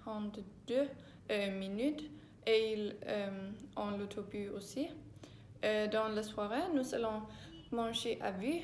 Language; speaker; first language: French; non-native, learner; Danish